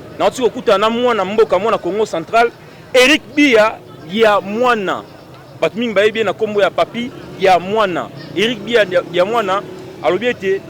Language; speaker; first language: Lingala; non-native, local second language; Kongo